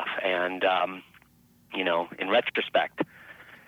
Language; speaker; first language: English; native; English